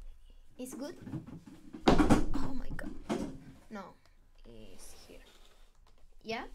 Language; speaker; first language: English; non-native, learner; Spanish